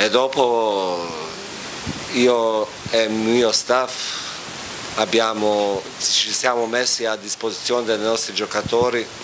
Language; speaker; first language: Italian; non-native, fluent; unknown